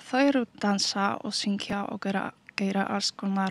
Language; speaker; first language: Icelandic; non-native, learner; Polish